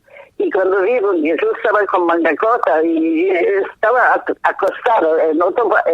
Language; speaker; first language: Spanish; non-native, fluent; German